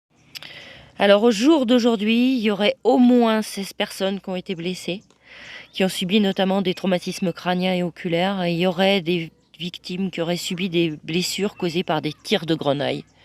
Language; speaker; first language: French; native; French